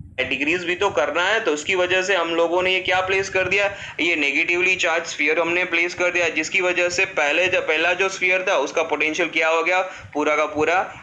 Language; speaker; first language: Hindi; non-native, local second language; Gujarati